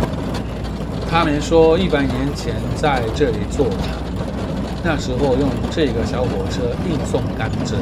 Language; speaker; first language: Chinese; non-native, fluent; Japanese